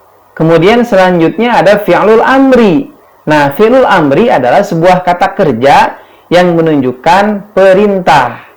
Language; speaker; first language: Indonesian; native; Indonesian